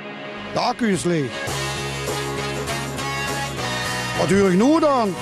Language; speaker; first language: Dutch; native; Dutch